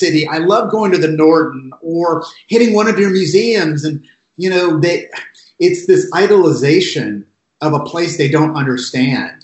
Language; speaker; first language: English; native; English